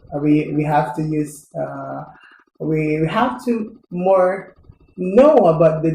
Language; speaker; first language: English; non-native, learner; Indonesian